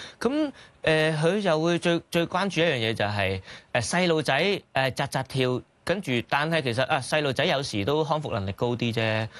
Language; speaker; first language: Cantonese; native; Cantonese